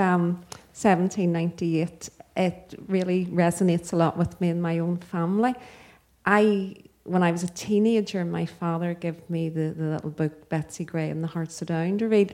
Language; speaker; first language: English; native; English